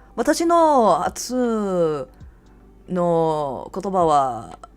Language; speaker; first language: Japanese; non-native, learner; English